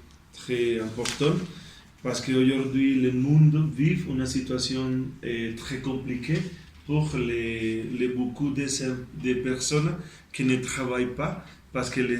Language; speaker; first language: French; non-native, learner; Spanish